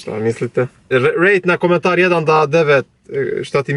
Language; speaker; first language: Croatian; non-native, learner; Albanian